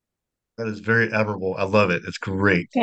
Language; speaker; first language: English; native; English